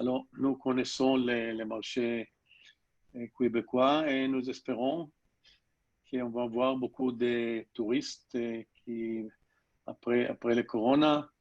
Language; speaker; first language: French; non-native, learner; Hebrew